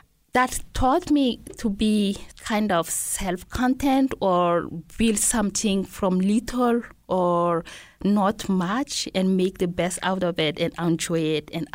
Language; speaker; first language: English; non-native, fluent; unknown